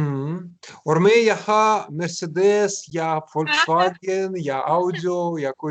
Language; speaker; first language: Hindi; non-native, learner; Russian